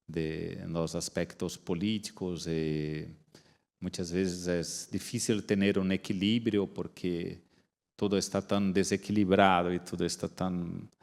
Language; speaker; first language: Spanish; non-native, fluent; Portuguese